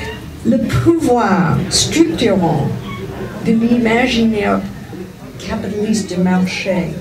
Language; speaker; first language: French; non-native, fluent; English